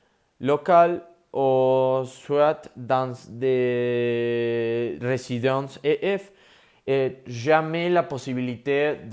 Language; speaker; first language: French; non-native, learner; Spanish